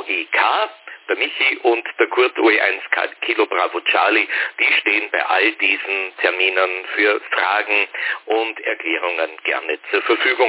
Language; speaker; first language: German; native; German